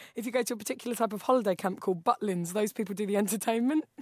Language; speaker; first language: English; native; English